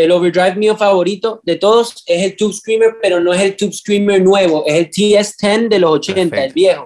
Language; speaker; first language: Spanish; native; Spanish